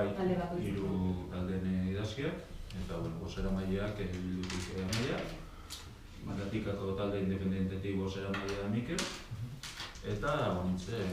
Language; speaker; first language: Basque; native; Basque